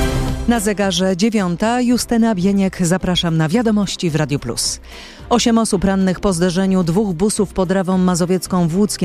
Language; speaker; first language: Polish; native; Polish